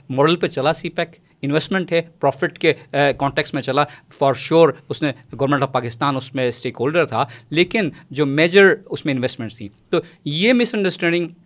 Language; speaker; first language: Urdu; non-native, local second language; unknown